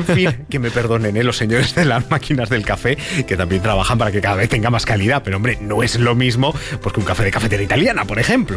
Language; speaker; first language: Spanish; native; Spanish